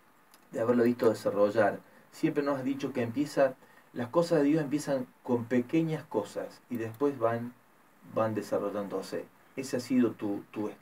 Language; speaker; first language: Spanish; native; Spanish